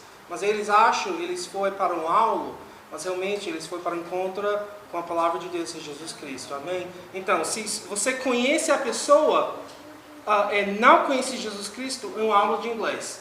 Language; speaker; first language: Portuguese; non-native, fluent; English